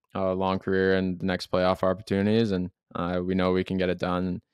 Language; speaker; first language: English; native; English